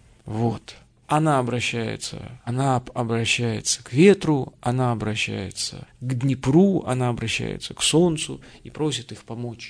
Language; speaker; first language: Russian; native; Russian